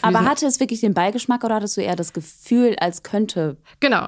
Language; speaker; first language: German; native; German